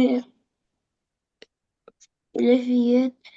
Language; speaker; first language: French; non-native, learner; Arabic